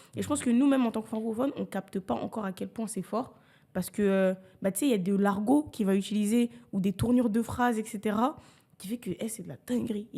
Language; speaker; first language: French; early bilingual, other home language; Haitian Creole